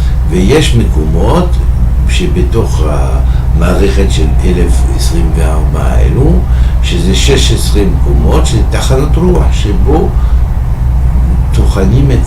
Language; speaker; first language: Hebrew; non-native, fluent; French